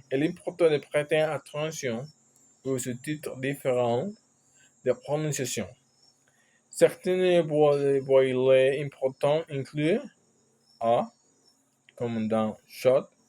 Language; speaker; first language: French; non-native, learner; Spanish